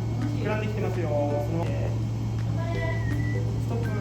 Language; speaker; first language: Japanese; native; Japanese